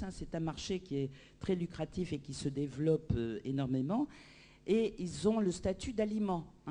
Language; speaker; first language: French; native; French